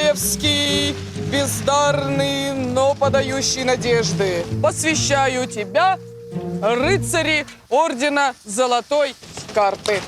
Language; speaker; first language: Russian; native; Russian